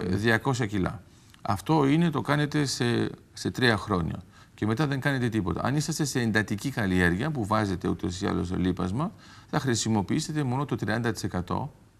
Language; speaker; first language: Greek; early bilingual, heritage; Greek